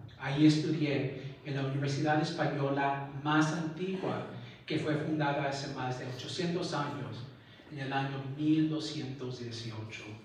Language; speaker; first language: Spanish; early bilingual, heritage; Spanish